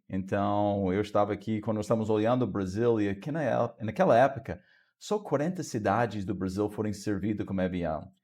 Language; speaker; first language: Portuguese; non-native, fluent; English